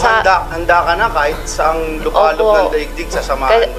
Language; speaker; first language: Filipino; native; Filipino